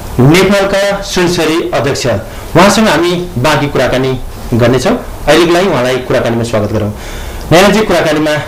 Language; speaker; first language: Nepali; native; Nepali